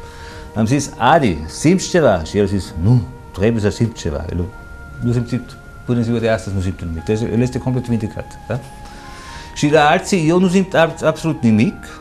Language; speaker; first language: Romanian; non-native, fluent; German